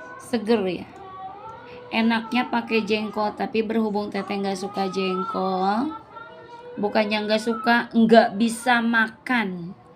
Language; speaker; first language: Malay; non-native, local second language; Sundanese